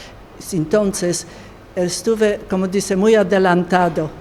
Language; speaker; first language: Spanish; non-native, learner; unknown